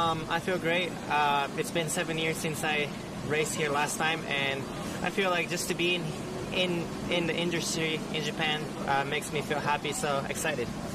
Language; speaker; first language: English; early bilingual, other home language; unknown